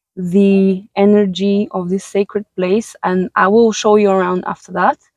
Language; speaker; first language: English; non-native, fluent; Bulgarian